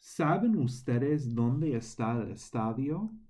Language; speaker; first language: Spanish; non-native, fluent; English